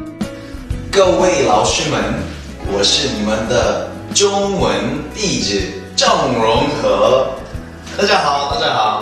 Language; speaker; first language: Chinese; non-native, learner; Korean